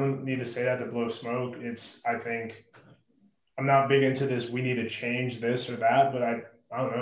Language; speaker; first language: English; native; English